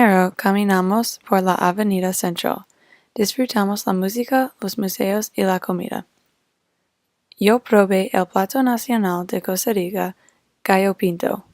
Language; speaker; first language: Spanish; non-native, fluent; English